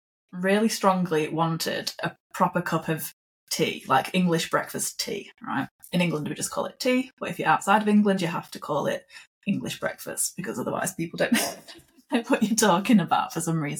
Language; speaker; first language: English; native; English